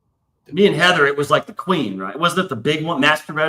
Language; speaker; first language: English; native; English